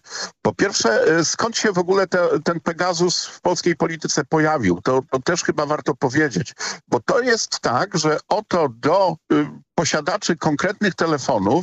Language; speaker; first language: Polish; native; Polish